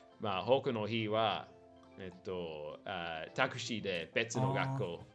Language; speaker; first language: Japanese; non-native, learner; English